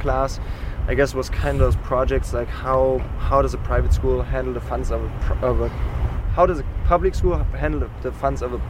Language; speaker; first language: English; non-native, fluent; German